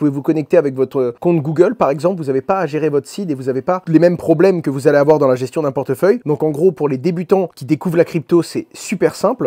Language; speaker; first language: French; native; French